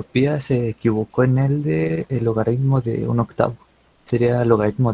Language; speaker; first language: Spanish; native; Spanish